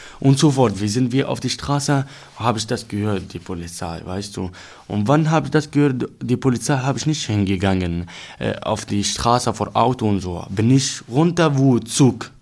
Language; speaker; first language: German; non-native, learner; Arabic